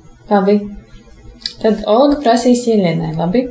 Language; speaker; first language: Latvian; non-native, local second language; Russian